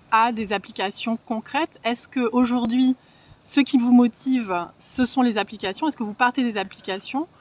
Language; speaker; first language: French; native; French